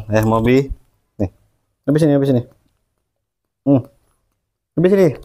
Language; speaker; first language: Indonesian; native; Indonesian